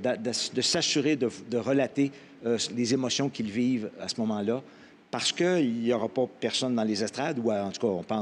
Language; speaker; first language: French; native; French